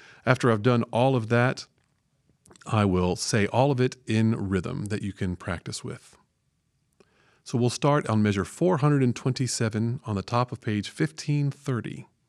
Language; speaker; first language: English; native; English